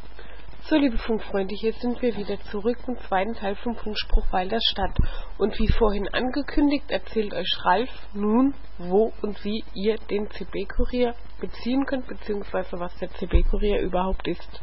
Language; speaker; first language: German; native; German